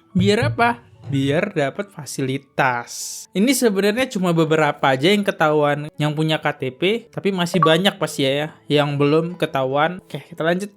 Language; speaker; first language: Indonesian; native; Indonesian